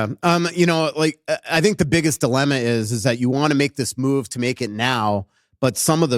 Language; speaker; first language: English; native; English